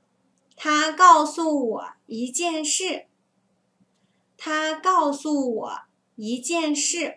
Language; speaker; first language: Chinese; non-native, learner; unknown